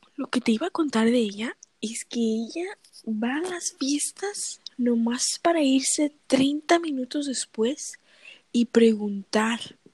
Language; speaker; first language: Spanish; early bilingual, heritage; Spanish